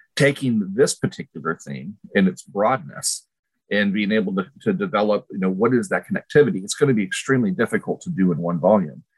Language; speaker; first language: English; early bilingual, other home language; Spanish